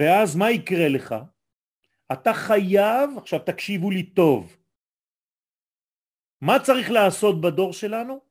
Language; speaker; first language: Hebrew; non-native, fluent; French